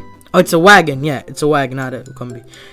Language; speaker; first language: English; native; English